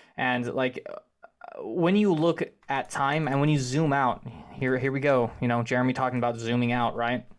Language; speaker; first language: English; native; English